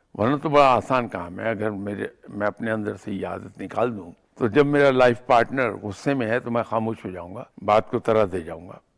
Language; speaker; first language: Urdu; native; Urdu